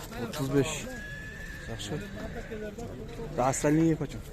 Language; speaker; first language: Russian; non-native, local second language; Kyrgyz